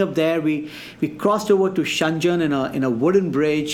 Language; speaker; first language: English; non-native, local second language; Hindi